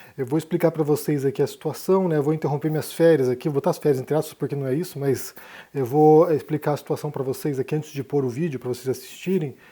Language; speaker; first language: Portuguese; native; Portuguese